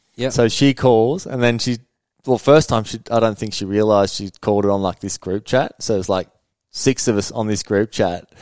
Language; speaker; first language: English; early bilingual, other home language; Swedish